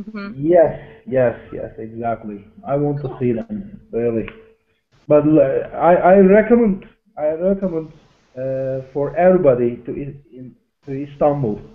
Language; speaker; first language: English; non-native, learner; Turkish